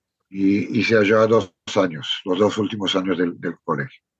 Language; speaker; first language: Spanish; non-native, fluent; Romanian